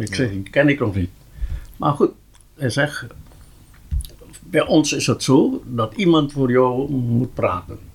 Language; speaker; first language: Dutch; non-native, local second language; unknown